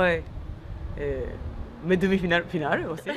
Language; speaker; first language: French; non-native, fluent; Japanese